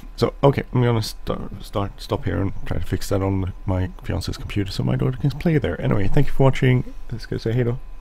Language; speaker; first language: English; non-native, fluent; Swedish